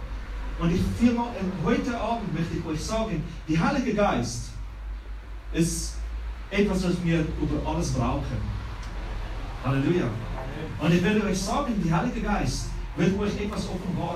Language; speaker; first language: German; non-native, learner; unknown